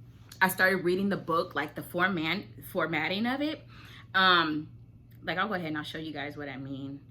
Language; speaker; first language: English; native; English